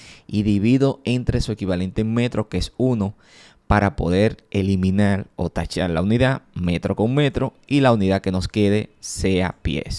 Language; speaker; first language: Spanish; native; Spanish